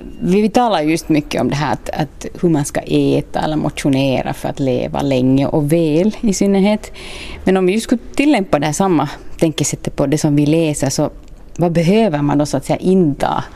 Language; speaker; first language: Swedish; native; Swedish